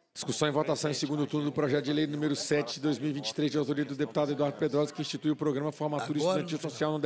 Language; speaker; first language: Portuguese; native; Portuguese